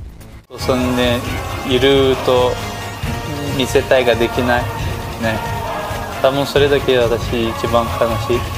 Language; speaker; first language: Japanese; non-native, learner; Portuguese